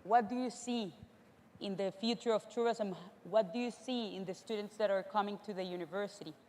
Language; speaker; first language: English; non-native, fluent; Spanish